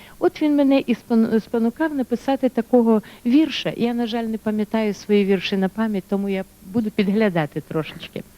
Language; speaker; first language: Ukrainian; native; Ukrainian